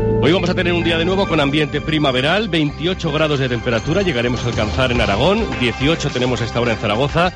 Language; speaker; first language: Spanish; native; Spanish